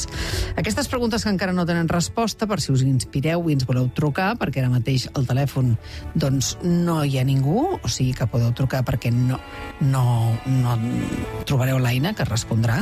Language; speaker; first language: Catalan; native; Catalan